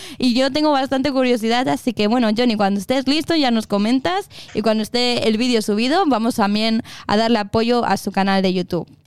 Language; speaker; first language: Spanish; native; Spanish